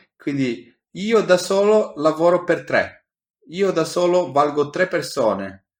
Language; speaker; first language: Italian; native; Italian